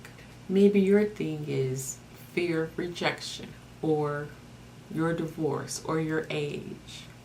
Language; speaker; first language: English; native; English